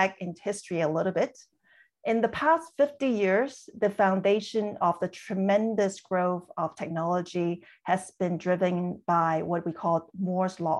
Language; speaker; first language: English; non-native, local second language; Cantonese